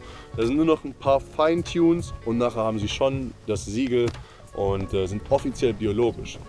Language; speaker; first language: German; native; German